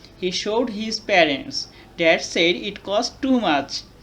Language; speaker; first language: English; non-native, learner; Bangla